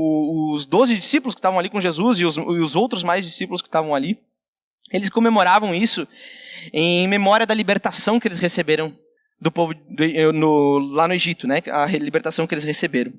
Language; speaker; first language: Portuguese; native; Portuguese